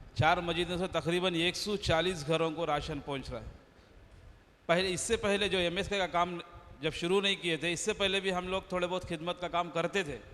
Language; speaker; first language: Hindi; non-native, local second language; Urdu